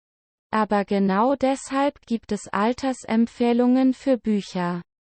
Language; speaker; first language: German; non-native, learner; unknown